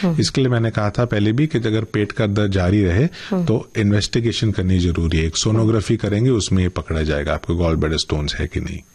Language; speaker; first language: Hindi; non-native, local second language; Gujarati